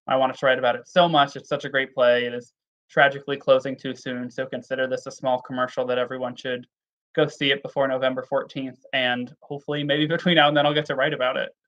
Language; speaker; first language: English; native; English